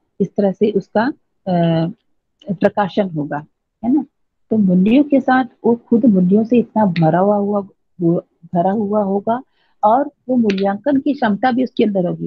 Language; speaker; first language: Hindi; native; Hindi